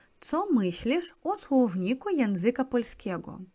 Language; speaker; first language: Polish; non-native, fluent; Russian